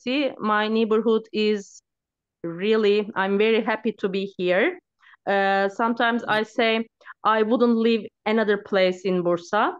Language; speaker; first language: English; non-native, learner; Turkish